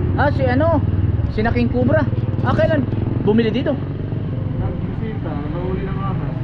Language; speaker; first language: Filipino; native; Filipino